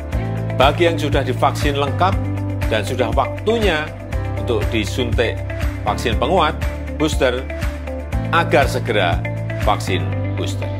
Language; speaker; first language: Indonesian; native; Indonesian